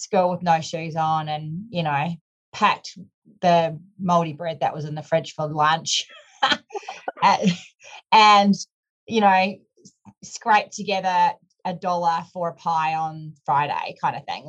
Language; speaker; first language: English; native; English